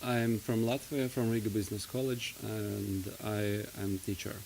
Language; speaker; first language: English; non-native, learner; Latvian